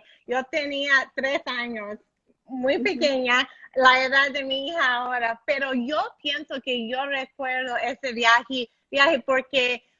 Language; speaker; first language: Spanish; non-native, learner; English